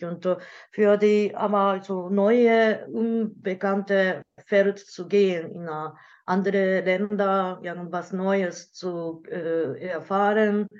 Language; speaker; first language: German; non-native, learner; Japanese